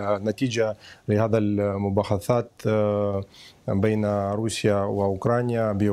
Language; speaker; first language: Arabic; non-native, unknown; Ukrainian